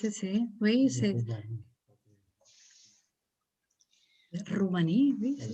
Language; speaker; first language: French; non-native, learner; Spanish